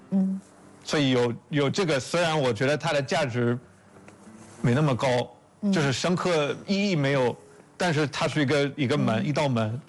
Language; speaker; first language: Chinese; non-native, fluent; English